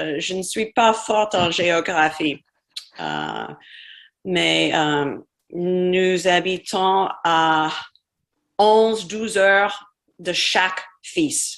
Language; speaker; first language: French; non-native, fluent; English